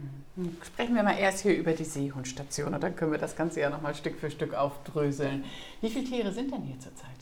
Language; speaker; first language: German; native; German